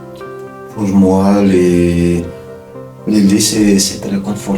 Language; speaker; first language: French; non-native, local second language; Malagasy